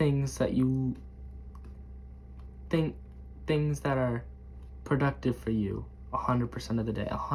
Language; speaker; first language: English; native; English